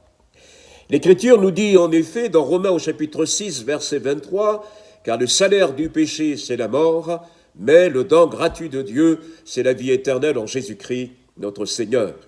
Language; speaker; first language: French; native; French